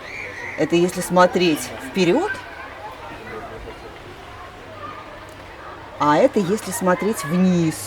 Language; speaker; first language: Russian; native; Russian